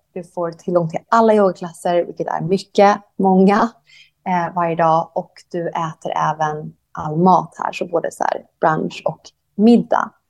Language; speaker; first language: Swedish; native; Swedish